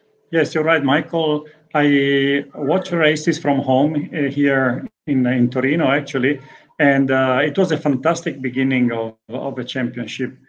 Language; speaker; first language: English; non-native, fluent; Italian